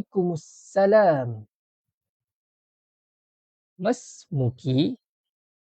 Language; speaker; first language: Arabic; non-native, fluent; Malay